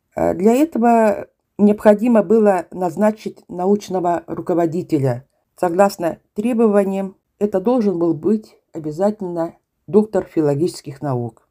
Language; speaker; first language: Russian; non-native, local second language; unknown